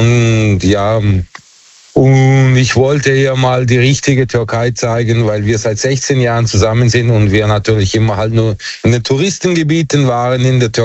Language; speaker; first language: German; early bilingual, other home language; Turkish